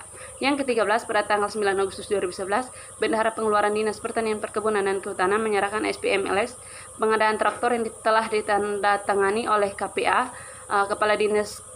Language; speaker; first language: Indonesian; native; Indonesian